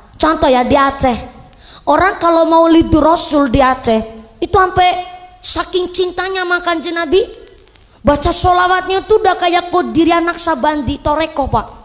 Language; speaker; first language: Indonesian; non-native, local second language; Javanese